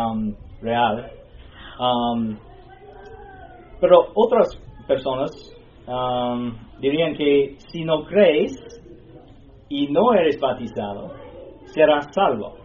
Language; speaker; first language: Spanish; non-native, fluent; English